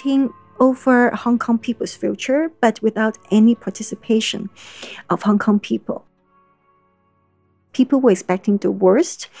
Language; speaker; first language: English; non-native, local second language; Cantonese